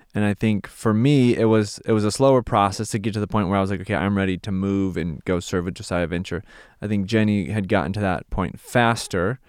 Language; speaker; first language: English; native; English